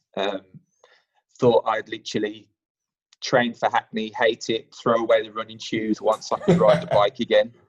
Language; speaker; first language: English; native; English